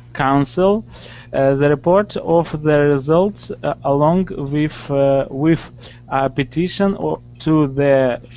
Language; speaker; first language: English; non-native, learner; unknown